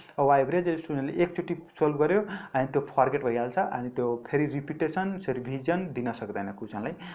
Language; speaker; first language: Nepali; non-native, local second language; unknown